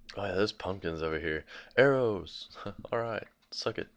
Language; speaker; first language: English; native; English